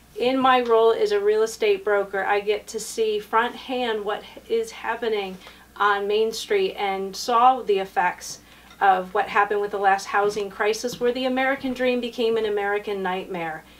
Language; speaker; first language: English; native; English